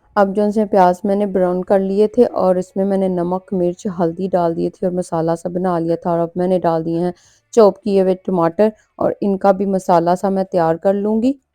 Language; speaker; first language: Urdu; non-native, local second language; Punjabi